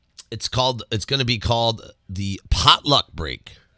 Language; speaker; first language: English; native; English